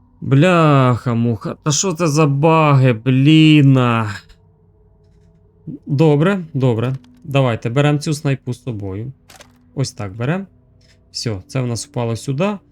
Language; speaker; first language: Ukrainian; native; Ukrainian